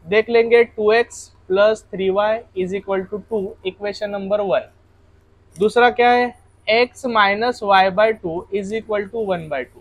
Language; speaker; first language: Hindi; non-native, local second language; Marathi